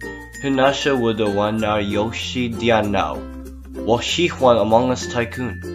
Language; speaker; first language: Chinese; non-native, learner; English